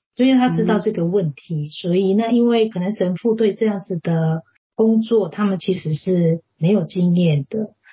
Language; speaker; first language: Chinese; native; Chinese